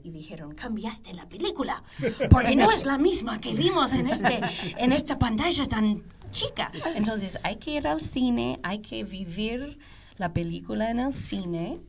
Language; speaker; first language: Spanish; non-native, fluent; English